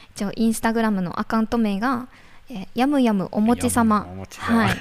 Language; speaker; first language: Japanese; native; Japanese